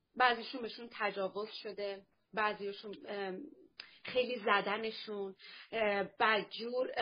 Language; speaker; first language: Persian; early bilingual, heritage; Persian